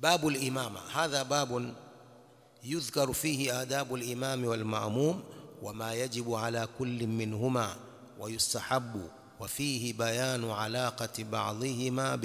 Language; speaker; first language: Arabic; non-native, fluent; Swahili